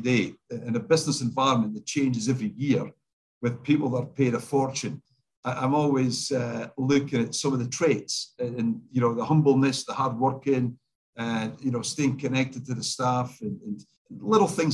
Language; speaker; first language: English; native; English